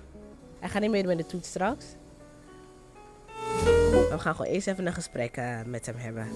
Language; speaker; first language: Dutch; non-native, fluent; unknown